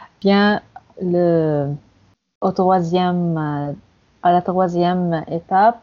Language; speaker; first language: French; non-native, fluent; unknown